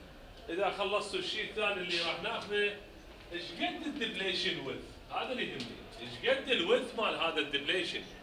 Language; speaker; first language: Arabic; native; Arabic